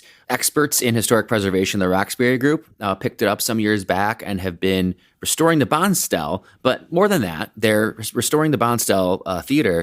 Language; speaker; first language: English; native; English